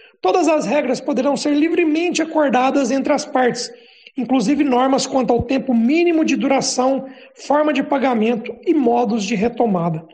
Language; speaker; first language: Portuguese; native; Portuguese